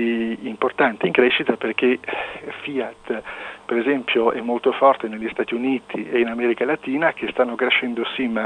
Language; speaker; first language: Italian; native; Italian